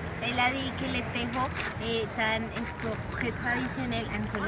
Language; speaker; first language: French; non-native, learner; Spanish